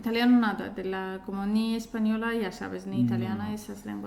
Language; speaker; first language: Spanish; non-native, fluent; Azerbaijani